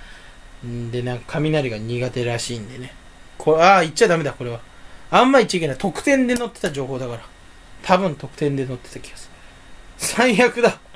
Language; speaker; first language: Japanese; native; Japanese